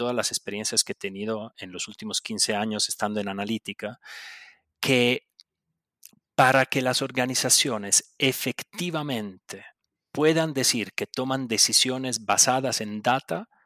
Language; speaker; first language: Spanish; non-native, local second language; Italian